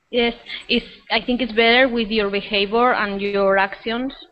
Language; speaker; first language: English; non-native, fluent; Spanish